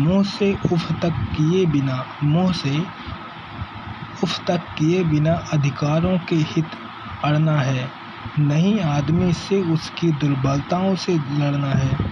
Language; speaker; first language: Hindi; native; Hindi